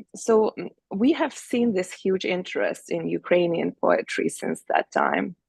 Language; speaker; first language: English; non-native, fluent; Ukrainian